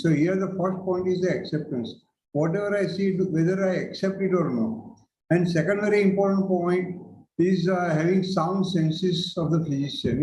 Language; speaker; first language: English; non-native, local second language; Hindi